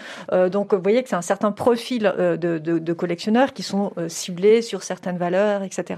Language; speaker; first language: French; native; French